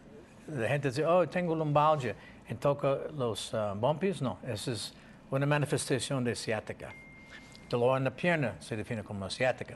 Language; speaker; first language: Spanish; non-native, learner; English